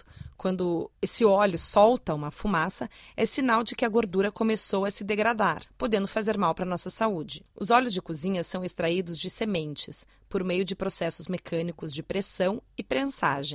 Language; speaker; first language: Portuguese; native; Portuguese